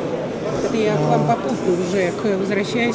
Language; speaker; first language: Russian; native; Russian